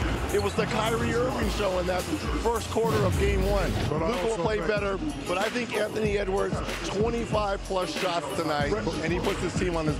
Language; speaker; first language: English; native; English